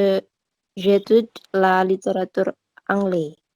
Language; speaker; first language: French; non-native, learner; Indonesian